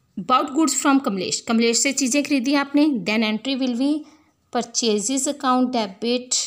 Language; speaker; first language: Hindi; non-native, local second language; Punjabi